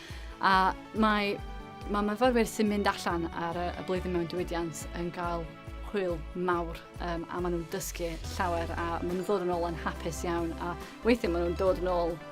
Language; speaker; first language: Welsh; non-native, local second language; English